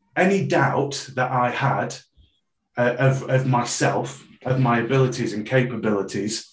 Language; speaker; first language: English; native; English